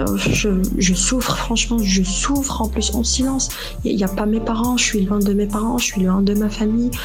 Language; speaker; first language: French; non-native, local second language; Arabic